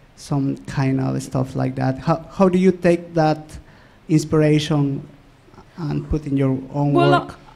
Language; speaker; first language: English; non-native, learner; Spanish